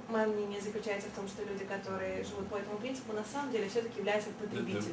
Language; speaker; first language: Russian; native; Russian